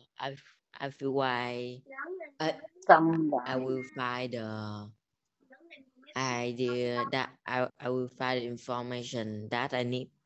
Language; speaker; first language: English; non-native, learner; Vietnamese